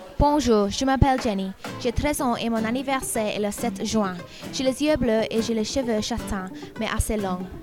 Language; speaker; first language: French; non-native, learner; English